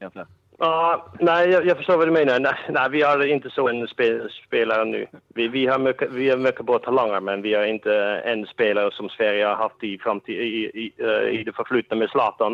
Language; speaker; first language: Swedish; non-native, fluent; Dutch